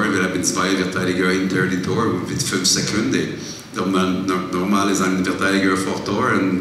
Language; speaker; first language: German; non-native, learner; English